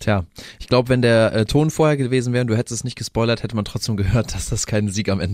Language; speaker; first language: German; native; German